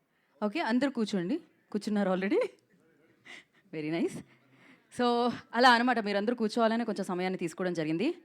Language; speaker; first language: Telugu; native; Telugu